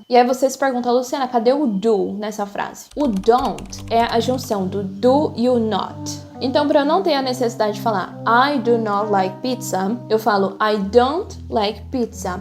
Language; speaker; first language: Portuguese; native; Portuguese